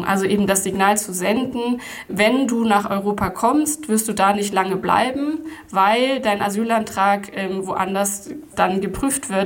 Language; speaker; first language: German; native; German